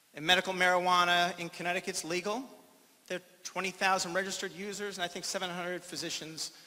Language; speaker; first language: English; native; English